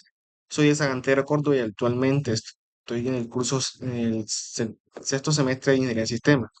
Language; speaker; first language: Spanish; native; Spanish